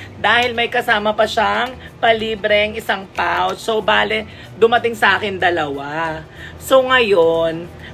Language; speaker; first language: Filipino; native; Filipino